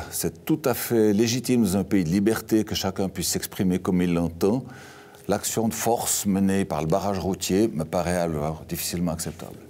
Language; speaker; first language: French; native; French